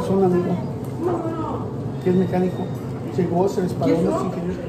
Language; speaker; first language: Spanish; native; Spanish